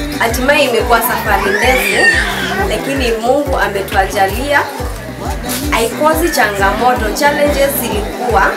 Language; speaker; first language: Swahili; non-native, local second language; Giryama